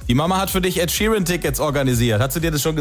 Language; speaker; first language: German; native; German